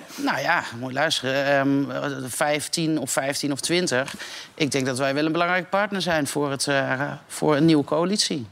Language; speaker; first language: Dutch; native; Dutch